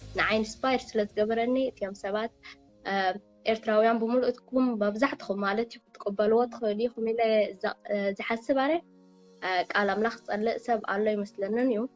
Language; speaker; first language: Tigrinya; early bilingual, heritage; Tigrinya